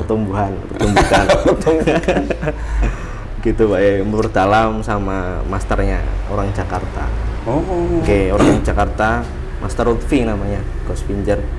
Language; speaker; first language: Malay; non-native, local second language; Javanese